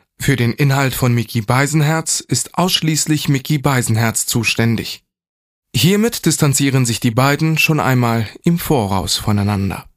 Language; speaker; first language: German; native; German